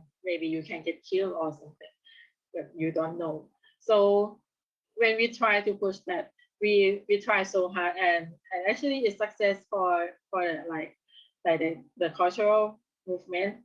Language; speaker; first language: English; non-native, learner; Thai